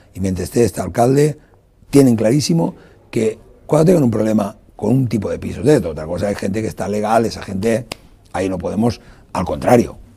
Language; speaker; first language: Spanish; non-native, local second language; Catalan